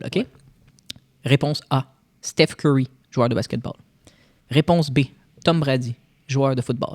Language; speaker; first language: French; native; French